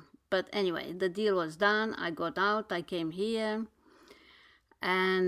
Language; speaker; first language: English; non-native, fluent; Romanian